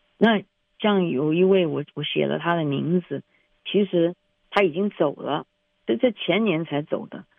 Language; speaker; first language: Chinese; native; Chinese